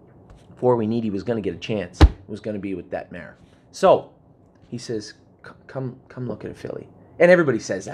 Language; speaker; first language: English; native; English